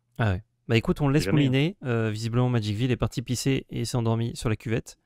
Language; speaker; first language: French; native; French